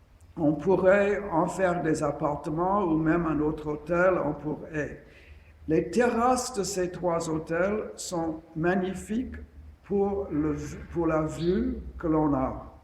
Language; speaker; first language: French; non-native, fluent; English